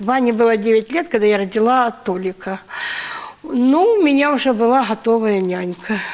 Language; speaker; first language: Russian; native; Russian